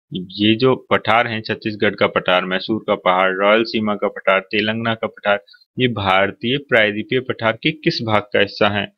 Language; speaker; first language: Hindi; native; Hindi